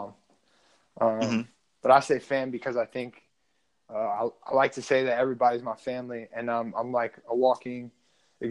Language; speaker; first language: English; native; English